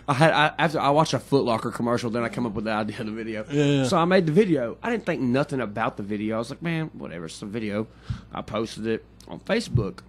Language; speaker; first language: English; native; English